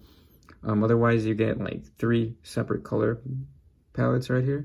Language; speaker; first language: English; native; English